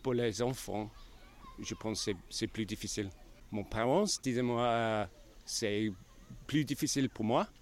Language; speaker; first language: French; non-native, learner; English